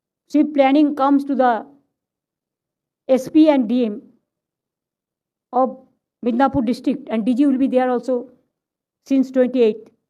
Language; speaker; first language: English; non-native, local second language; Bangla